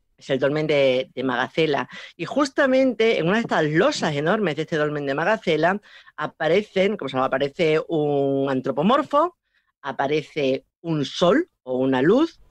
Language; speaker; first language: Spanish; native; Spanish